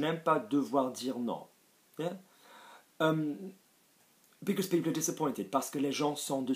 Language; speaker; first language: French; non-native, fluent; English